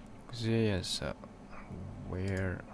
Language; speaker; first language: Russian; non-native, learner; English